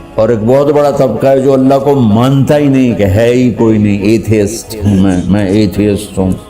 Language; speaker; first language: Urdu; non-native, local second language; Punjabi